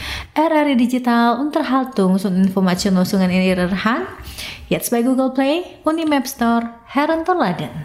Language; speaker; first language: German; non-native, fluent; Indonesian